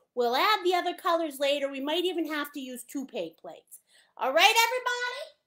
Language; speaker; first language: English; native; English